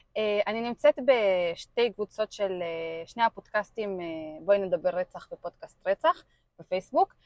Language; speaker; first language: Hebrew; non-native, local second language; Arabic